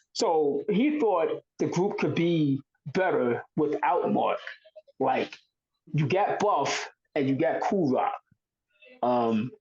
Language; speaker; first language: English; native; English